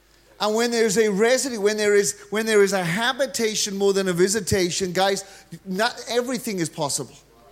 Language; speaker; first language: English; native; English